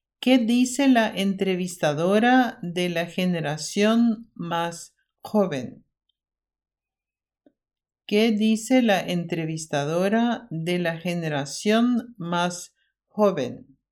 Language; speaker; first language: Spanish; non-native, fluent; Norwegian